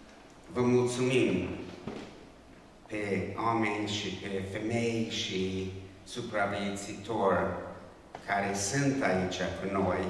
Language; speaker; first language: Romanian; non-native, local second language; Hungarian